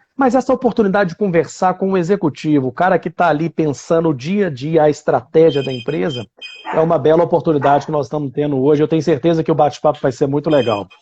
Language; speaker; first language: Portuguese; native; Portuguese